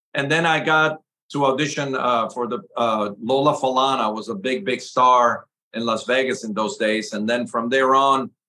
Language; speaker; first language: English; early bilingual, other home language; Spanish